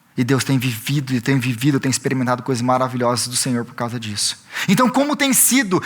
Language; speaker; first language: Portuguese; native; Portuguese